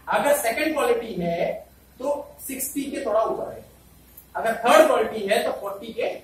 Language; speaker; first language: Hindi; non-native, local second language; Malayalam